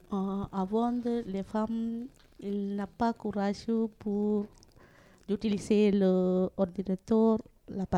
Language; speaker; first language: French; non-native, learner; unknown